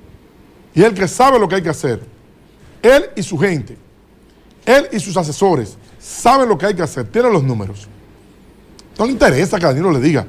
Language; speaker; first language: Spanish; native; Spanish